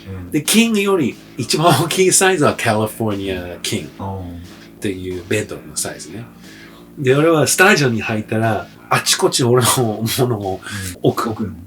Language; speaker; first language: Japanese; early bilingual, heritage; English